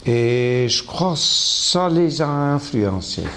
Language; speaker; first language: French; non-native, local second language; German